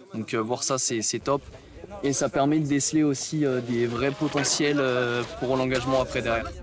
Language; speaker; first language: French; native; French